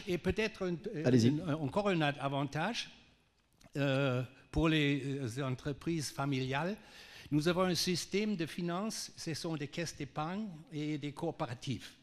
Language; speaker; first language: French; non-native, fluent; German